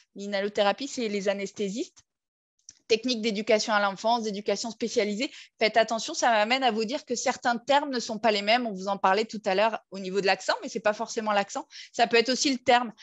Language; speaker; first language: French; native; French